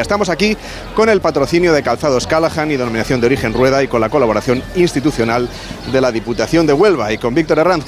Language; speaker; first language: Spanish; native; Spanish